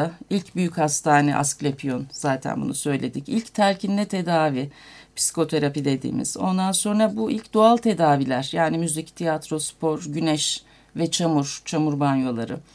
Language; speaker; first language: Turkish; native; Turkish